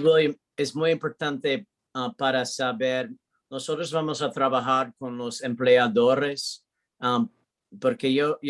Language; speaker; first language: Spanish; non-native, learner; English